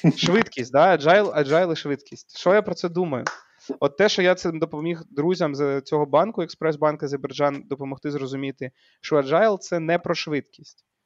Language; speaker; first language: Ukrainian; native; Ukrainian